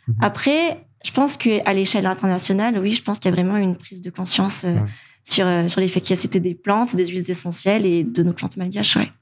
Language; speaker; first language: French; non-native, local second language; Malagasy